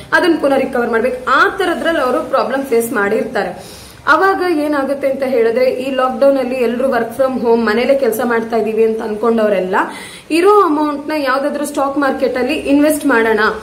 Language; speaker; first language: Kannada; non-native, local second language; Tulu